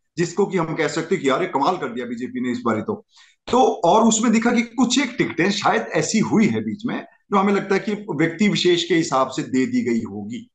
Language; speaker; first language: Hindi; native; Hindi